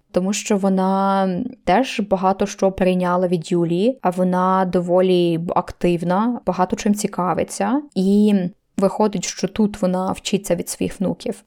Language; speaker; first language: Ukrainian; native; Ukrainian